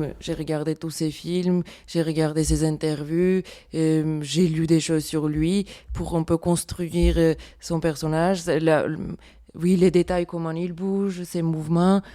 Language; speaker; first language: French; non-native, fluent; Armenian